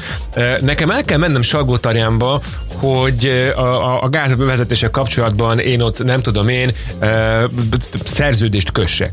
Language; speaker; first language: Hungarian; native; Hungarian